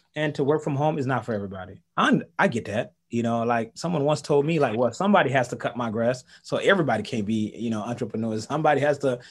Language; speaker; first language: English; early bilingual, other home language; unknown